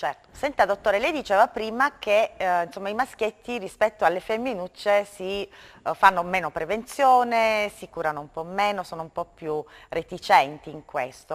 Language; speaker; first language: Italian; native; Italian